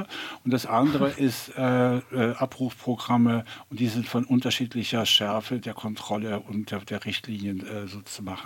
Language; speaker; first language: German; native; German